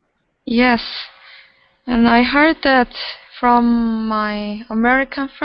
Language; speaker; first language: English; non-native, learner; Korean